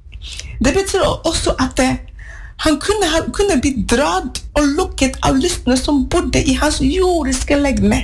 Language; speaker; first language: Norwegian; non-native, fluent; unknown